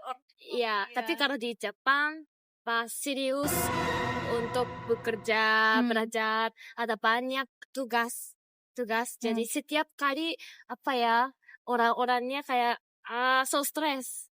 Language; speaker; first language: Indonesian; non-native, fluent; Japanese